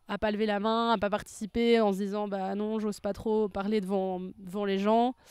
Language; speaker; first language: French; native; French